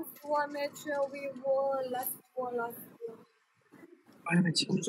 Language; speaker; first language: English; non-native, learner; Chinese